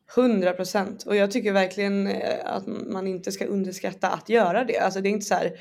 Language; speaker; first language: Swedish; native; Swedish